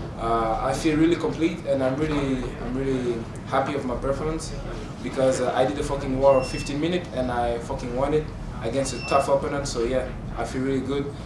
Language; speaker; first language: English; non-native, fluent; French